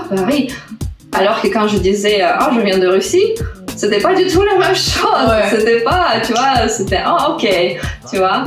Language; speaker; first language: French; non-native, fluent; Russian